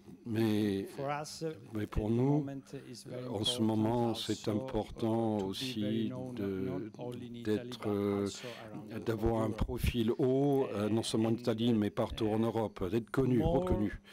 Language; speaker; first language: French; non-native, fluent; Italian